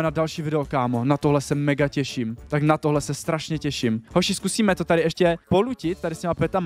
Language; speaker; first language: Czech; native; Czech